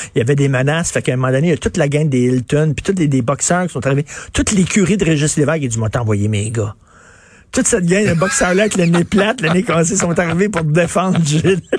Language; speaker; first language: French; native; French